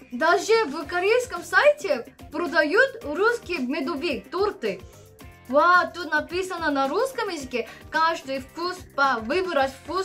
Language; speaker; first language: Russian; non-native, learner; Korean